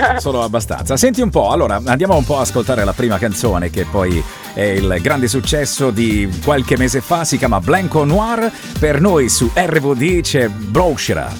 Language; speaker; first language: Italian; native; Italian